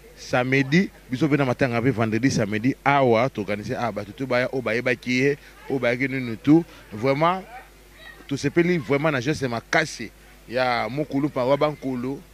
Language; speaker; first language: Lingala; native; Lingala